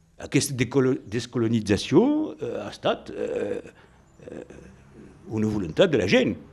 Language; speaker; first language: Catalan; non-native, local second language; French